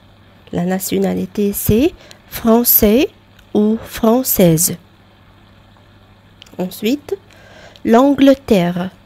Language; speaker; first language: French; non-native, fluent; Arabic